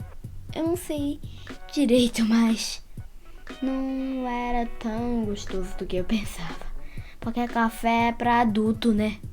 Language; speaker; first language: Portuguese; early bilingual, heritage; Portuguese